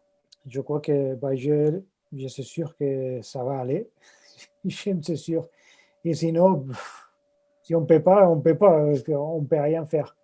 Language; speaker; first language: French; non-native, fluent; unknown